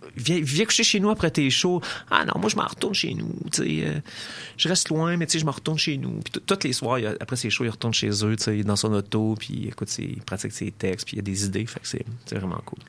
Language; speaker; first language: French; native; French